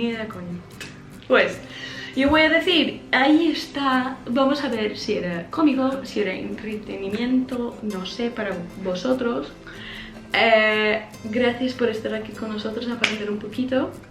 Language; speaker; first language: Spanish; non-native, fluent; English